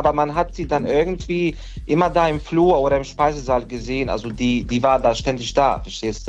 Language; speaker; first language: German; non-native, fluent; Bosnian